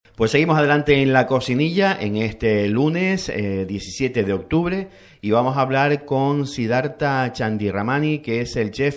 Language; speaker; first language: Spanish; native; Spanish